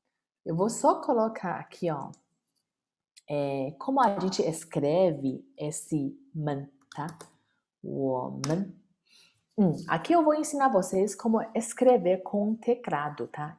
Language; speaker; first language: Portuguese; non-native, fluent; Chinese